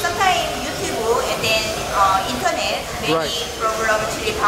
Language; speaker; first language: English; non-native, learner; Korean